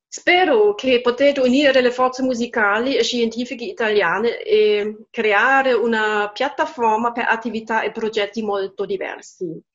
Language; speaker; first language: Italian; non-native, fluent; German